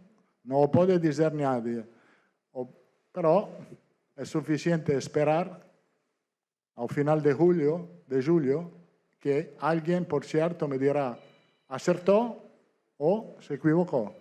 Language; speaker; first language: Portuguese; non-native, fluent; Italian